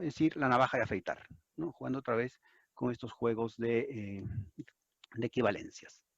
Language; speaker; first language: Spanish; native; Spanish